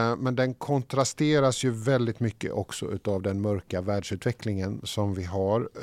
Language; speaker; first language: Swedish; native; Swedish